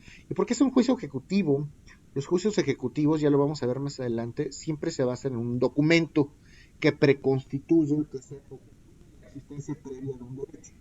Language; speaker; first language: Spanish; native; Spanish